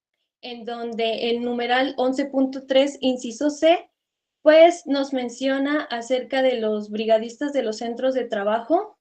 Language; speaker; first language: Spanish; native; Spanish